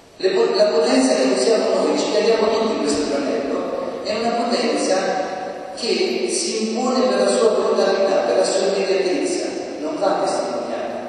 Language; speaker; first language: Italian; native; Italian